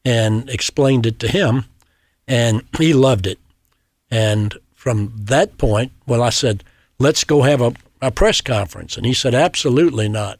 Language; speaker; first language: English; native; English